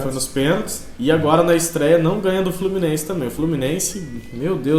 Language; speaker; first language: Portuguese; native; Portuguese